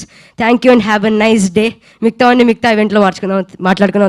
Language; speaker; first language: Telugu; native; Telugu